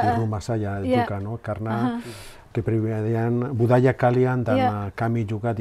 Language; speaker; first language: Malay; non-native, learner; Spanish